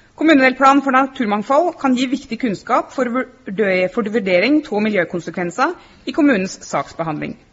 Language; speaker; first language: Norwegian; native; Norwegian